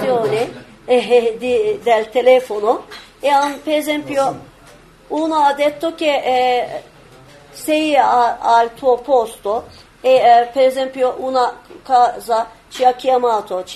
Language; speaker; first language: Italian; non-native, learner; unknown